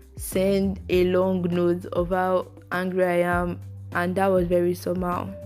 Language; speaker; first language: English; non-native, local second language; Yoruba